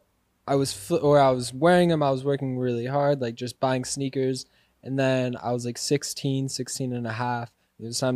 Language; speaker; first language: English; native; English